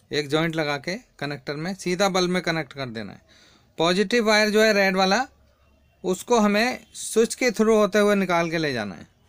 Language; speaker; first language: Hindi; native; Hindi